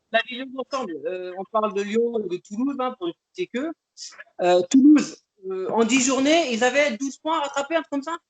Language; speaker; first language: French; native; French